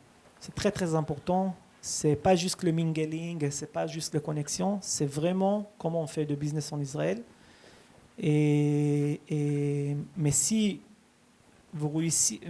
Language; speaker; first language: French; early bilingual, heritage; Hebrew